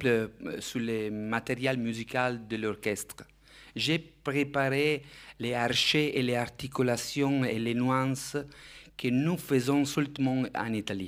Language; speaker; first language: French; non-native, fluent; Italian